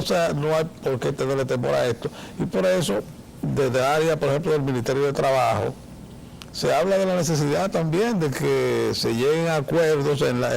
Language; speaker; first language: Spanish; native; Spanish